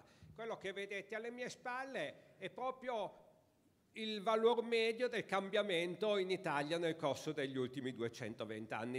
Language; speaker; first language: Italian; native; Italian